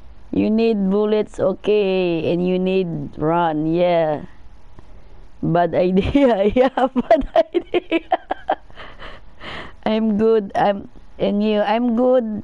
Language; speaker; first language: English; non-native, local second language; Filipino